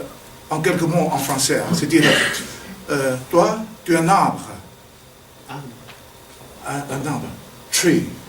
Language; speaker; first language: French; non-native, learner; Chinese